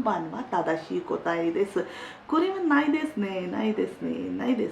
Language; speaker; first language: Japanese; non-native, fluent; Hindi